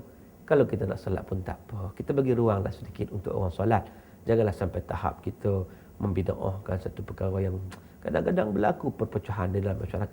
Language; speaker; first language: Malay; native; Malay